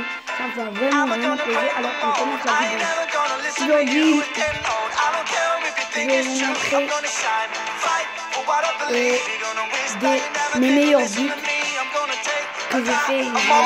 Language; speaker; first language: French; non-native, local second language; Arabic